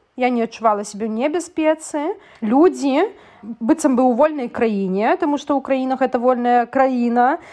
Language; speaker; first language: Belarusian; non-native, local second language; Russian